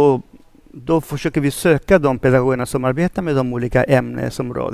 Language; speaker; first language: Swedish; non-native, fluent; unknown